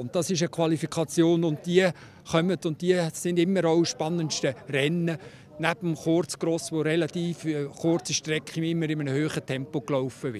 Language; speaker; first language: German; native; German